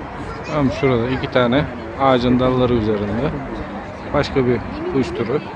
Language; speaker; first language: Turkish; native; Turkish